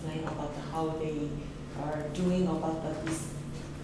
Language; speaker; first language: English; non-native, learner; Korean